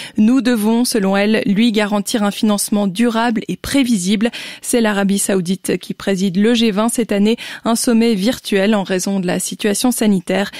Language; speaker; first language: French; native; French